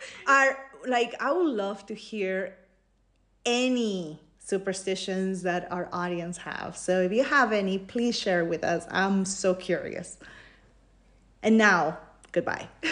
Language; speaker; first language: English; non-native, fluent; Spanish